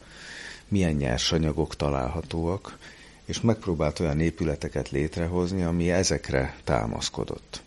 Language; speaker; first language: Hungarian; native; Hungarian